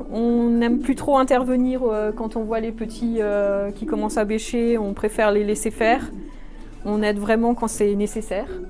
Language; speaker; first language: French; native; French